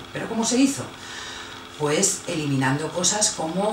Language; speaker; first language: Spanish; native; Spanish